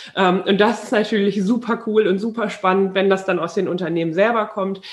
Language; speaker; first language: German; native; German